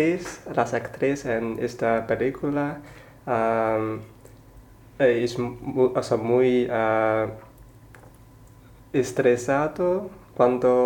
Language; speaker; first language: Spanish; non-native, learner; Chinese